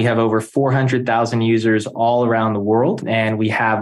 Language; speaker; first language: English; native; English